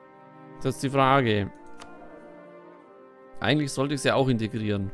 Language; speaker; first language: German; native; German